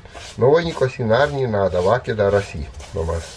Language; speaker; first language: Spanish; non-native, fluent; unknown